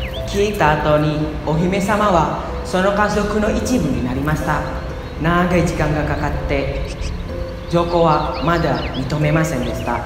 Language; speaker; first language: Japanese; non-native, learner; Indonesian